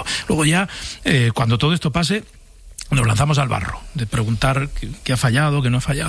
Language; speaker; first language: Spanish; native; Spanish